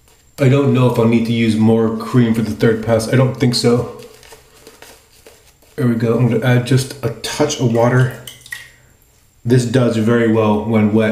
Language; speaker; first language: English; native; English